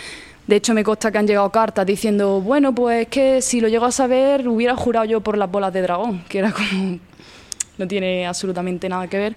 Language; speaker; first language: Spanish; native; Spanish